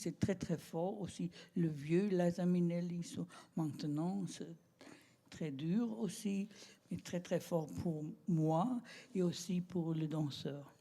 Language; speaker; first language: French; non-native, learner; German